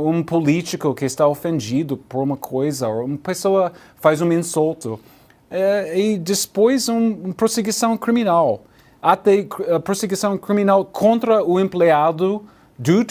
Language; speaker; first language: Portuguese; non-native, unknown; English